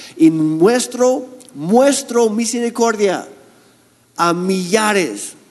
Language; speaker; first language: Spanish; non-native, fluent; English